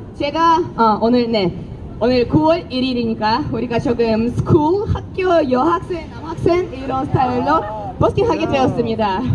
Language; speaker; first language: Korean; non-native, fluent; Russian